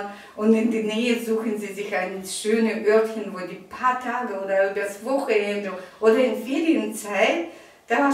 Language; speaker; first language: German; non-native, fluent; Russian